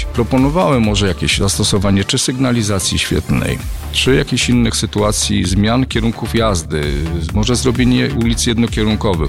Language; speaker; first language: Polish; native; Polish